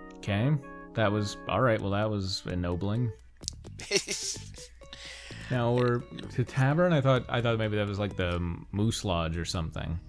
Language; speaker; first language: English; native; English